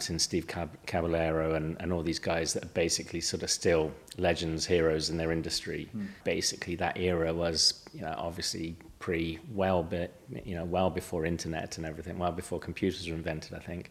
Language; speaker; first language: English; native; English